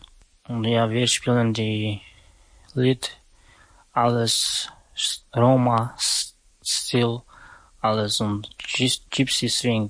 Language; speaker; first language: German; non-native, learner; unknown